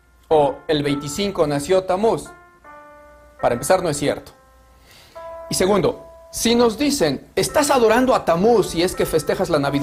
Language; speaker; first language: Spanish; native; Spanish